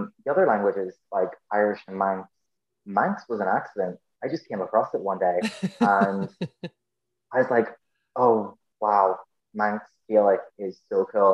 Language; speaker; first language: English; native; English